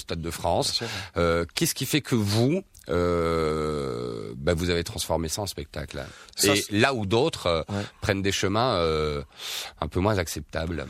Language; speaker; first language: French; native; French